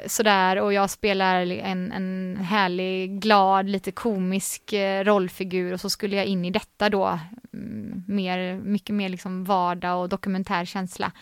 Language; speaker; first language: Swedish; native; Swedish